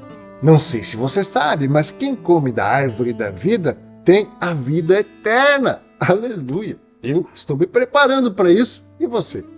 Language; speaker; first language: Portuguese; native; Portuguese